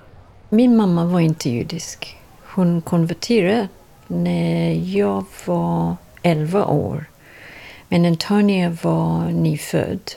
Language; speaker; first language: Swedish; non-native, learner; English